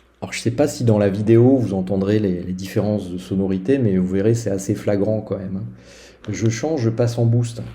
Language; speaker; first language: French; native; French